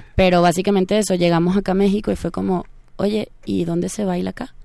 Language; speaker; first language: Spanish; native; Spanish